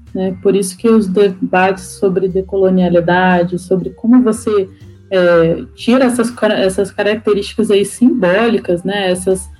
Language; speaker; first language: Portuguese; native; Portuguese